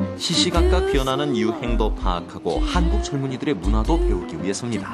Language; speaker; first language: Korean; native; Korean